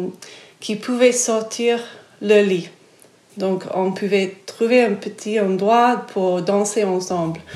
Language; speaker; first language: French; non-native, fluent; English